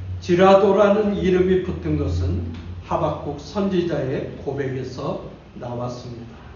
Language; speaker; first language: Korean; native; Korean